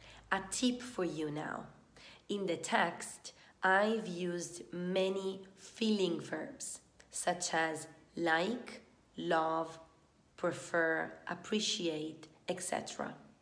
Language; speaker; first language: English; non-native, fluent; Italian